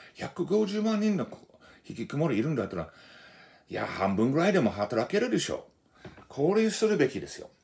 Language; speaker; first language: Japanese; non-native, fluent; English